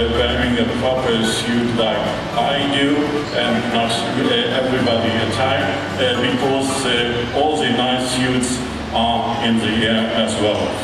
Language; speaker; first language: English; non-native, fluent; German